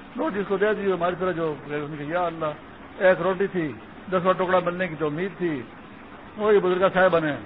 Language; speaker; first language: Urdu; non-native, local second language; Pashto